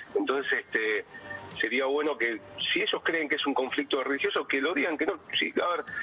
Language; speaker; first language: Spanish; native; Spanish